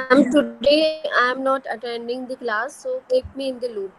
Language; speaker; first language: English; non-native, learner; Hindi